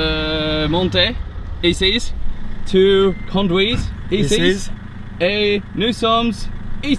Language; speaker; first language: French; non-native, learner; English